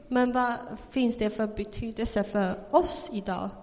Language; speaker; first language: Swedish; non-native, fluent; Chinese